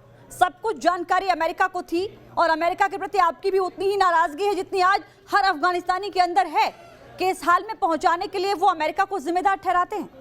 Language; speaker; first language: Hindi; native; Hindi